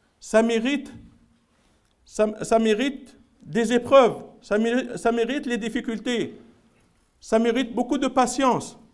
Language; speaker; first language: French; non-native, local second language; Arabic